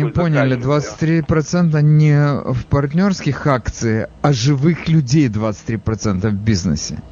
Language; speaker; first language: Russian; native; Russian